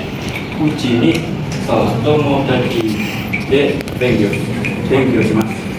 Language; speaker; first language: Japanese; non-native, learner; Indonesian